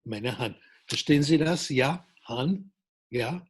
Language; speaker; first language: German; non-native, fluent; English